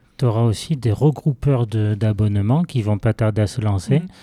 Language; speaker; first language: French; native; French